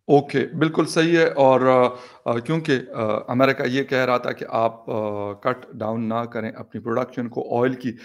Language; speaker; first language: Urdu; non-native, local second language; Pashto